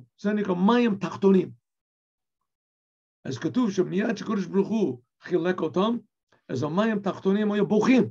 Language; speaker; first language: Hebrew; non-native, fluent; English